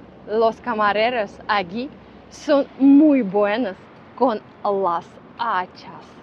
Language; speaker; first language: Spanish; non-native, learner; Ukrainian